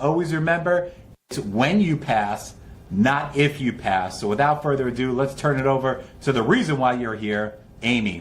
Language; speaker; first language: English; native; English